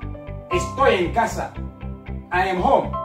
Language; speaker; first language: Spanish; non-native, fluent; Haitian Creole